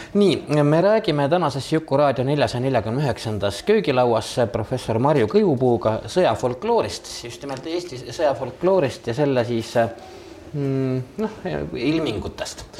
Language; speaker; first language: Estonian; native; Estonian